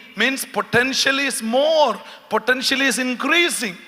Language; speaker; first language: English; non-native, local second language; Malayalam